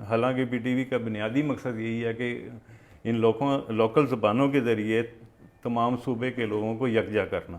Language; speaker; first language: Urdu; non-native, local second language; Punjabi